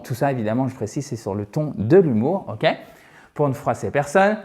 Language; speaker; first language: French; native; French